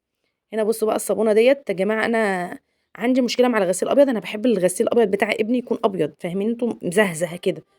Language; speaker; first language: Arabic; native; Arabic